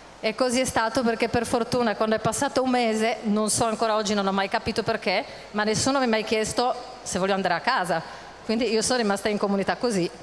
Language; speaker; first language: Italian; non-native, fluent; Czech